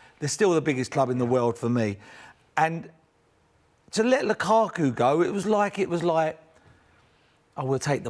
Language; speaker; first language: English; native; English